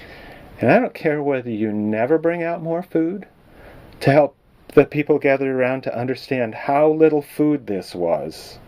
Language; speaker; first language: English; native; English